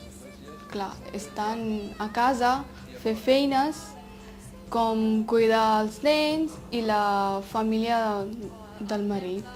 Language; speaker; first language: Catalan; non-native, fluent; Punjabi